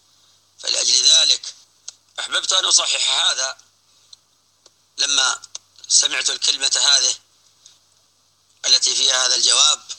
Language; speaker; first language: Arabic; native; Arabic